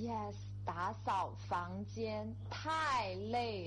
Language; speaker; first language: Chinese; non-native, fluent; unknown